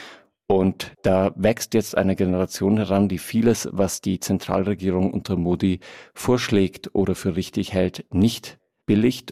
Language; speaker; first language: German; native; German